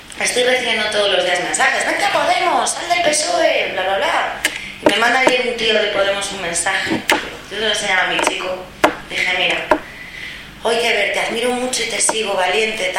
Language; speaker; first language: Spanish; native; Spanish